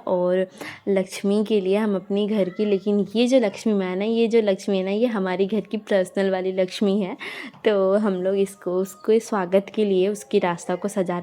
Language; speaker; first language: Hindi; native; Hindi